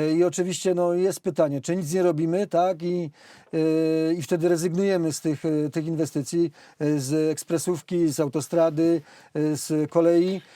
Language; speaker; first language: Polish; native; Polish